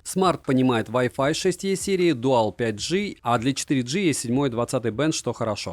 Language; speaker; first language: Russian; native; Russian